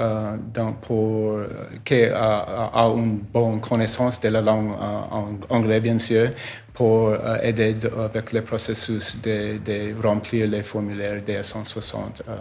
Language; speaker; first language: French; non-native, learner; English